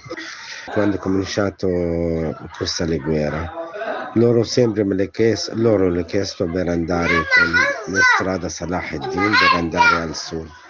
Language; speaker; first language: Italian; non-native, learner; Arabic